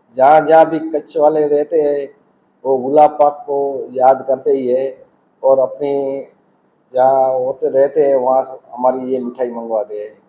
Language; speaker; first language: Hindi; non-native, local second language; Gujarati